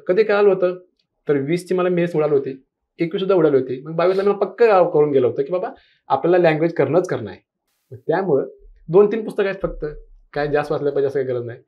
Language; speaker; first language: Marathi; non-native, local second language; Kannada